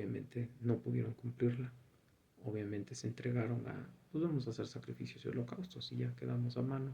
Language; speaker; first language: Spanish; native; Spanish